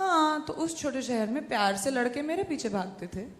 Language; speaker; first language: Hindi; native; Hindi